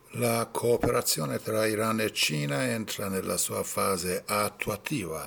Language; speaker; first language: Italian; non-native, fluent; Persian